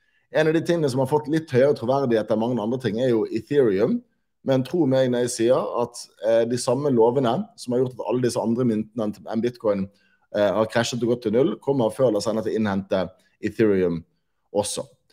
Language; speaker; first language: Norwegian; native; Norwegian